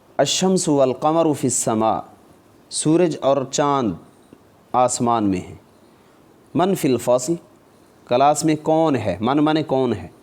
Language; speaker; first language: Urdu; non-native, local second language; Punjabi